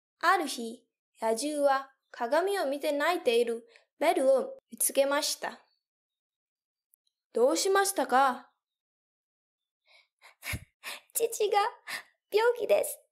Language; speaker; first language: Japanese; non-native, fluent; English